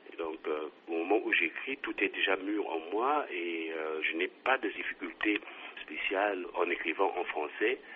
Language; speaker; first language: French; non-native, local second language; Kongo